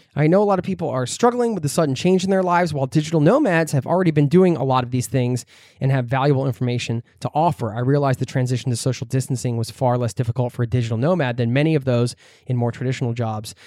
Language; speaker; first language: English; native; English